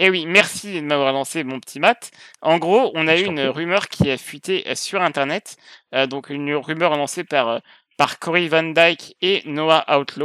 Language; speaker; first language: French; native; French